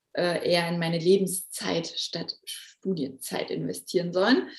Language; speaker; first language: German; native; German